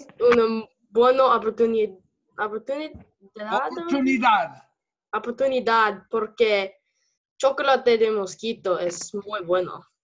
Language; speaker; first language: Spanish; non-native, learner; English